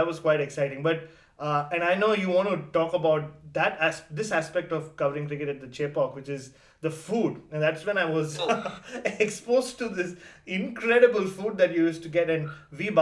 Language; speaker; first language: English; non-native, local second language; Tamil